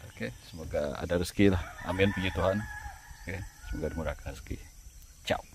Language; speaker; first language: Malay; native; Malay